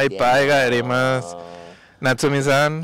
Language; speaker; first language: Japanese; non-native, learner; Spanish